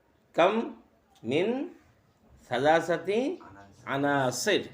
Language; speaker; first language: Arabic; non-native, fluent; Bangla